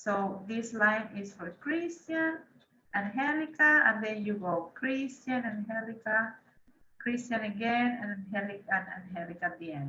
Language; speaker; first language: English; non-native, fluent; Spanish